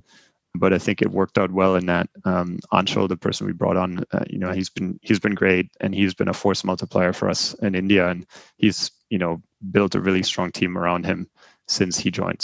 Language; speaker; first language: English; non-native, fluent; German